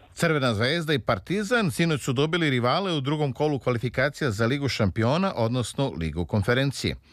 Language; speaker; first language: Serbian; native; Serbian